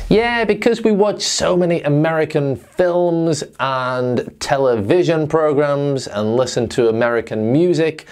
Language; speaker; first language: English; native; English